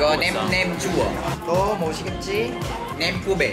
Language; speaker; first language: Korean; non-native, fluent; Vietnamese